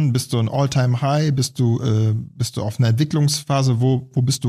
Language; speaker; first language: German; native; German